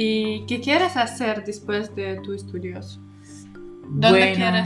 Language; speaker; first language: Spanish; non-native, learner; Russian